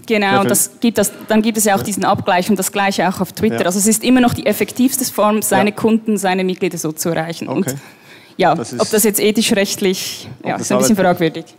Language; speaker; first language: German; native; German